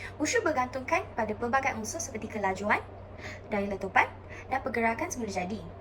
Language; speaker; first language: Malay; non-native, local second language; Chinese